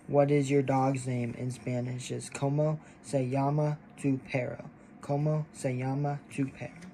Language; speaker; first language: Spanish; non-native, learner; English